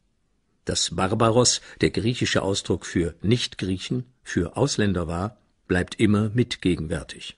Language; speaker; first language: German; native; German